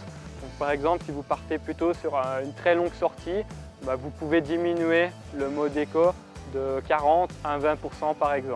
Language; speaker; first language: French; native; French